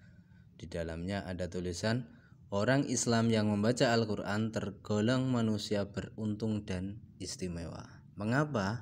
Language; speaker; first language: Indonesian; native; Indonesian